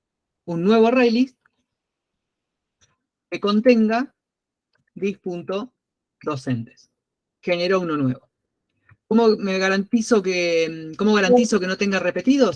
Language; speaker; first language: Spanish; native; Spanish